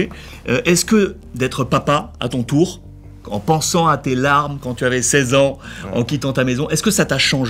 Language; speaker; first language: French; native; French